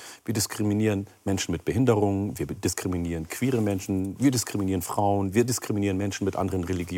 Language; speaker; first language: German; early bilingual, other home language; Oromo